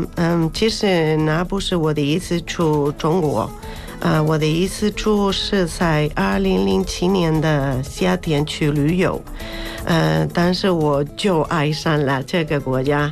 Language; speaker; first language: Chinese; non-native, learner; Spanish